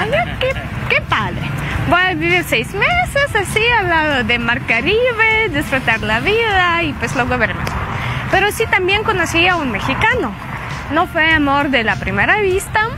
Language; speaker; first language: Spanish; non-native, fluent; Russian